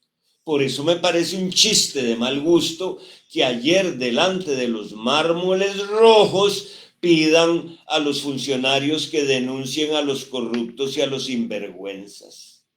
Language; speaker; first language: Spanish; native; Spanish